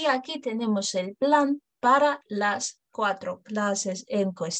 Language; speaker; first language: Spanish; non-native, fluent; English